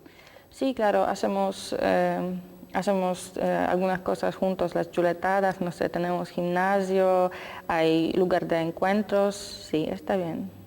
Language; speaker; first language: Spanish; non-native, learner; Polish